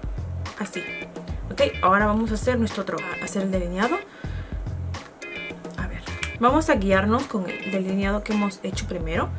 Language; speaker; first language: Spanish; native; Spanish